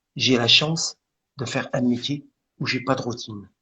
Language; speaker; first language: French; non-native, local second language; Arabic